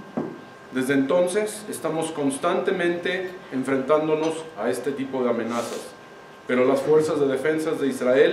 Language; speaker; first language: Spanish; native; Spanish